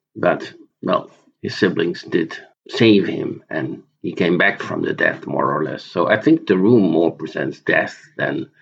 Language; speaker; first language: English; non-native, fluent; Dutch